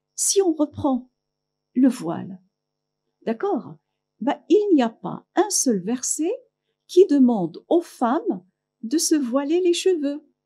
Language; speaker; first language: French; non-native, local second language; Arabic